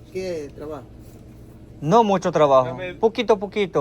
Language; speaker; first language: Spanish; non-native, learner; Gujarati